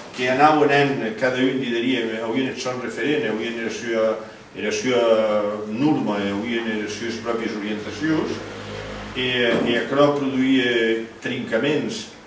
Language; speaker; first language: Catalan; non-native, local second language; Occitan